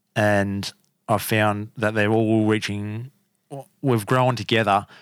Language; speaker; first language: English; native; English